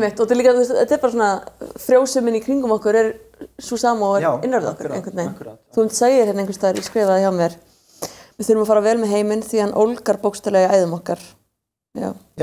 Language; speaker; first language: Icelandic; native; Icelandic